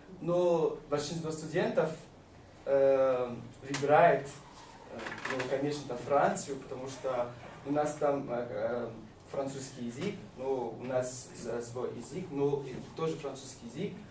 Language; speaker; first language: Russian; non-native, learner; Malagasy